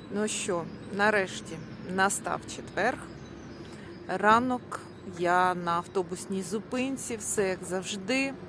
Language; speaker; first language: Ukrainian; native; Ukrainian